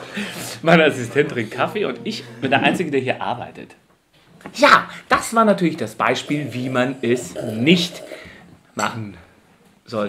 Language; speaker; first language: German; native; German